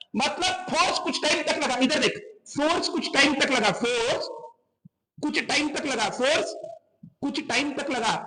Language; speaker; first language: Hindi; non-native, local second language; Marathi